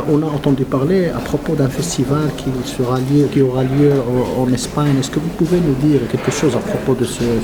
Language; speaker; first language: French; non-native, local second language; Arabic